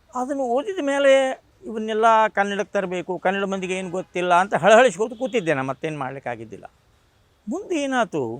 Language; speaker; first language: Kannada; non-native, local second language; Marathi